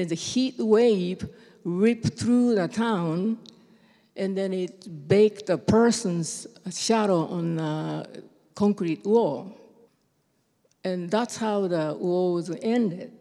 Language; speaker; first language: English; non-native, fluent; Japanese